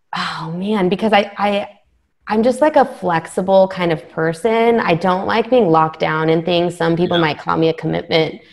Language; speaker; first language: English; native; English